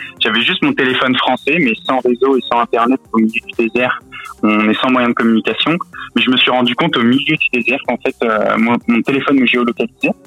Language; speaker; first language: French; native; French